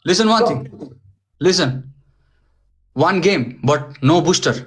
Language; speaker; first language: English; non-native, learner; Nepali